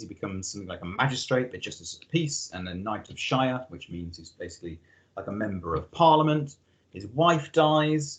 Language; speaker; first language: English; native; English